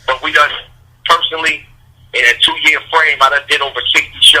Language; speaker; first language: English; native; English